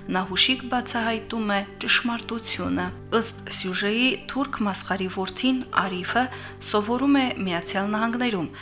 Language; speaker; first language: Armenian; native; Armenian